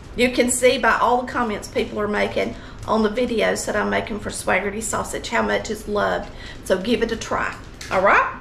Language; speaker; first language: English; native; English